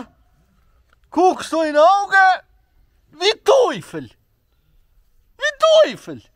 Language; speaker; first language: German; early bilingual, other home language; Albanian